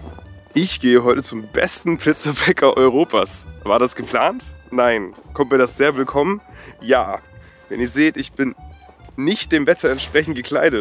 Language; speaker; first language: German; native; German